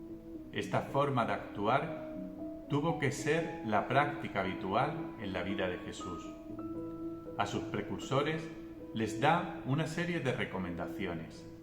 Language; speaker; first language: Spanish; native; Spanish